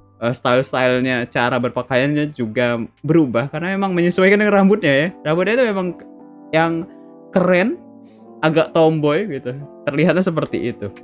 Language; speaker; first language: Indonesian; native; Indonesian